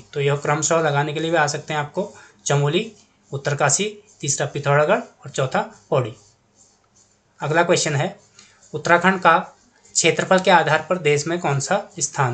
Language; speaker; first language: Hindi; native; Hindi